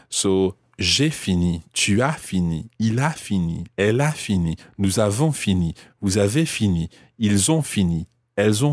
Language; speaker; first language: French; non-native, fluent; English